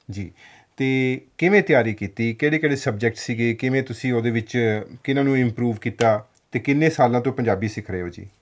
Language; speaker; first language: Punjabi; native; Punjabi